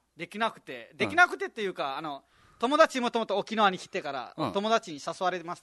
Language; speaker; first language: Japanese; non-native, fluent; Nepali